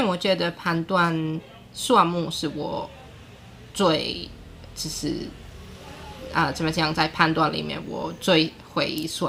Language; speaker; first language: Chinese; non-native, learner; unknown